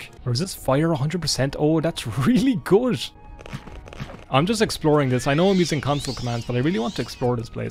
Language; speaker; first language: English; native; English